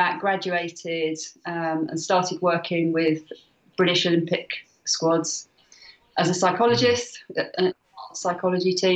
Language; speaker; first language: English; native; English